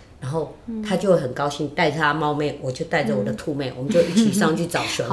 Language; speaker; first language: Chinese; native; Chinese